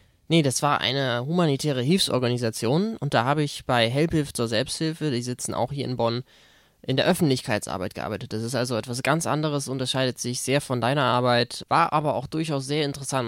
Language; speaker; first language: German; native; German